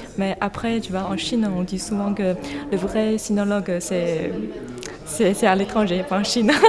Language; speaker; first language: French; non-native, fluent; Chinese